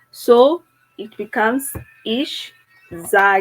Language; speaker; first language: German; non-native, fluent; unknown